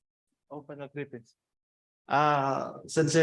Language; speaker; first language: English; non-native, fluent; Indonesian